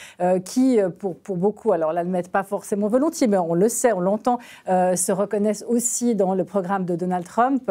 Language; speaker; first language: French; native; French